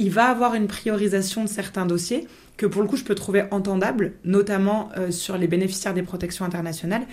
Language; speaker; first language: French; native; French